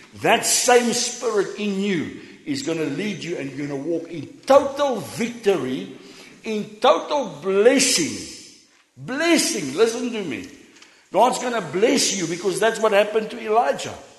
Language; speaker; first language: English; non-native, local second language; Afrikaans